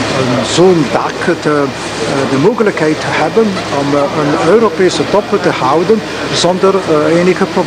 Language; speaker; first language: Dutch; non-native, local second language; French